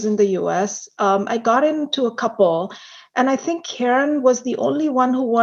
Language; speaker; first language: English; non-native, local second language; Hindi